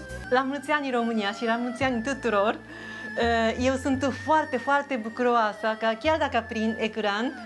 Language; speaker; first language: Romanian; non-native, fluent; Japanese